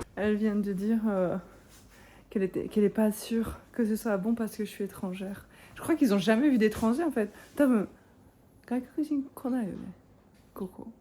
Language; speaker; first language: French; native; French